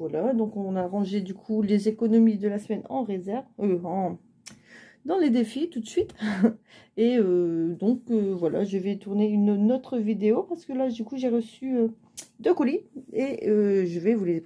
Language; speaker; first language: French; native; French